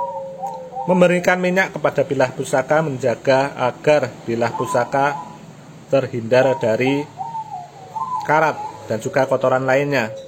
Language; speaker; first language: Indonesian; non-native, local second language; Javanese